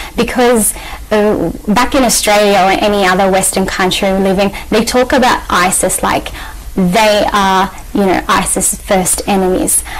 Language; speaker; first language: English; native; English